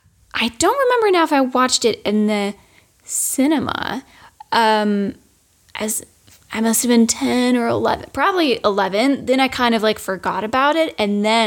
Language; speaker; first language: English; non-native, fluent; German